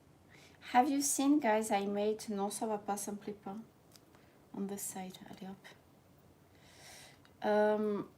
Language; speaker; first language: French; native; French